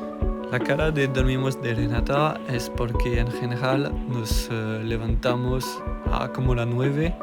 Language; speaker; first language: Spanish; non-native, learner; French